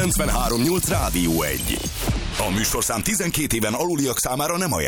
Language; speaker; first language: Hungarian; native; Hungarian